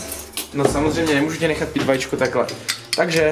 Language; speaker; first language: Czech; native; Czech